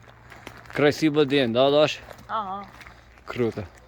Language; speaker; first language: Russian; non-native, learner; English